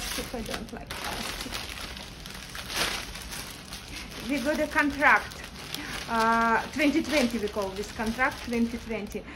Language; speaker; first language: English; non-native, learner; Russian